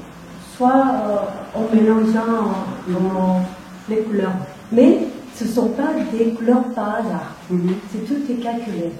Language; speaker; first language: French; non-native, fluent; Korean